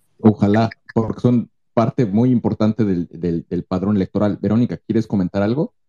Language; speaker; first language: Spanish; native; Spanish